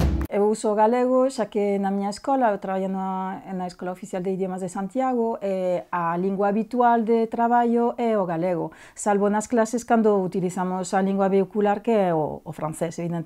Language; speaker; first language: Galician; non-native, fluent; French